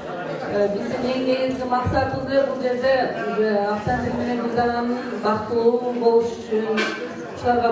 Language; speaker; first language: Kyrgyz; native; Kyrgyz